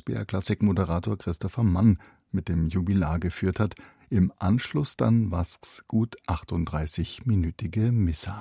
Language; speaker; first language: German; native; German